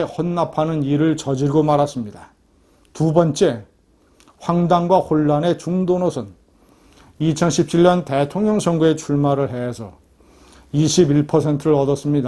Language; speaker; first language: Korean; native; Korean